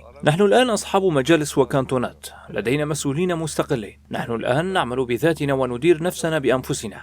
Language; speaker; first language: Arabic; non-native, local second language; Kurdish